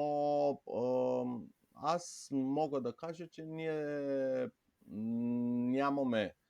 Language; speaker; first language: Bulgarian; non-native, fluent; Romanian